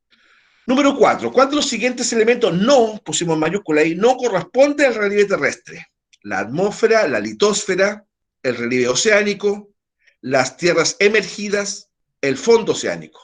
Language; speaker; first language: Spanish; native; Spanish